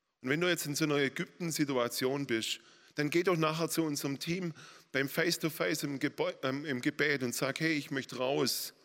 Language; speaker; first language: German; native; German